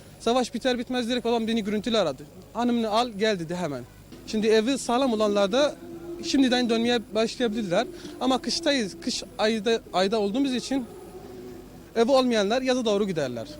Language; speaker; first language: Turkish; non-native, fluent; Arabic